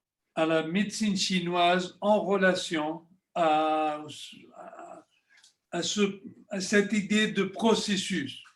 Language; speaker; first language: French; non-native, fluent; Spanish